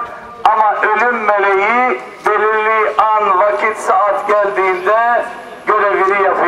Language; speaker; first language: Turkish; native; Turkish